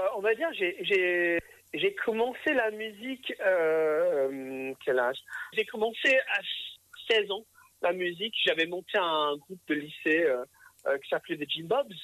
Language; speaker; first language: French; early bilingual, other home language; English